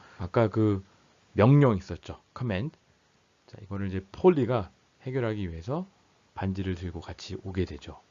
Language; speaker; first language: Korean; native; Korean